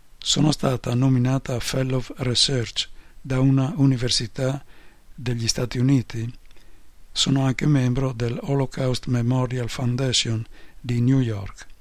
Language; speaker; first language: Italian; non-native, fluent; Polish